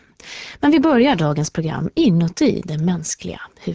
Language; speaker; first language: Swedish; native; Swedish